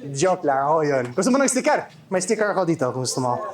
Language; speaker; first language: Filipino; non-native, learner; English